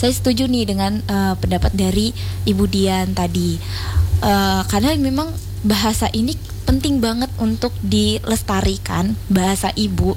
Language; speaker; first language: Indonesian; non-native, local second language; Batak Toba